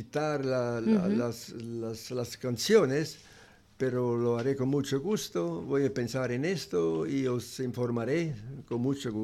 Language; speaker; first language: Spanish; non-native, learner; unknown